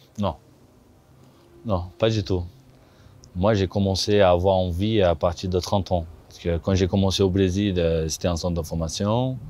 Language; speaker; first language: French; non-native, fluent; Portuguese